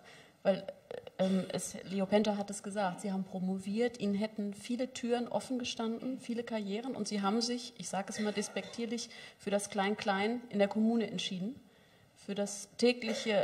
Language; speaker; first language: German; native; German